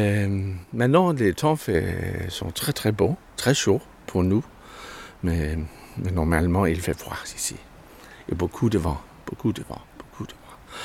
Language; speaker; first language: French; non-native, learner; Danish